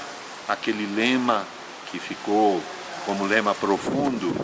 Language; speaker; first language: Portuguese; native; Portuguese